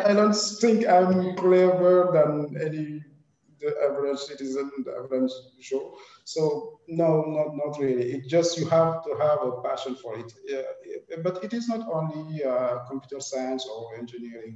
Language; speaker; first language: English; non-native, fluent; Wolof